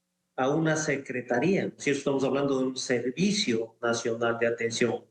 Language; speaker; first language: Spanish; native; Spanish